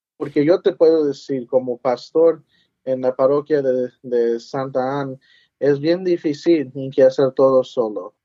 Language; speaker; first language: Spanish; early bilingual, heritage; English